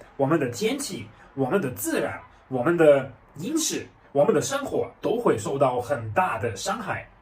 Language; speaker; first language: Chinese; non-native, fluent; German